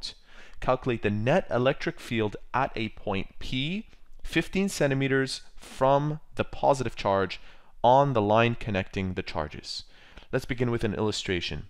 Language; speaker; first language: English; native; English